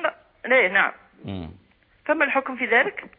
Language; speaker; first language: Arabic; native; Arabic